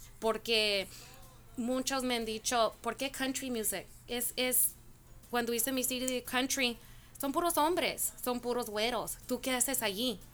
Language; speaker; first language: Spanish; early bilingual, heritage; Spanish